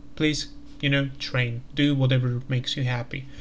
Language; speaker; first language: English; non-native, fluent; Slovak